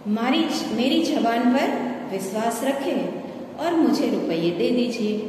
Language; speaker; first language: Hindi; non-native, local second language; Gujarati